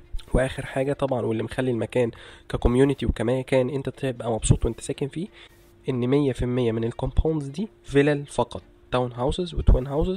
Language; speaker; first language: Arabic; native; Arabic